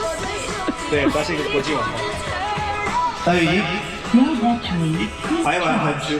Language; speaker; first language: Chinese; non-native, fluent; Malayalam